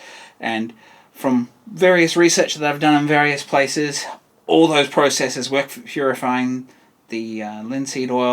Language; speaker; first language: English; native; English